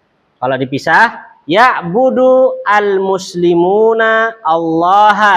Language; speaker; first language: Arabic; non-native, fluent; Indonesian